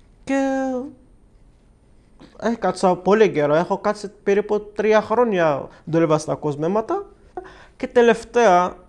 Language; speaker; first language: Greek; non-native, fluent; Arabic